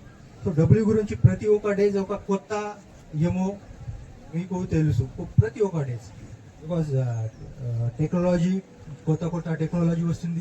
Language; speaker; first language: Telugu; non-native, learner; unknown